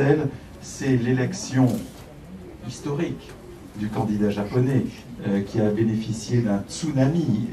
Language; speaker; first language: French; native; French